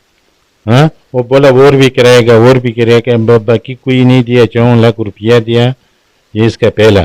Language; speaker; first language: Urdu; non-native, local second language; Pashto